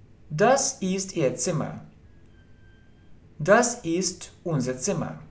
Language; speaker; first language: German; non-native, fluent; Russian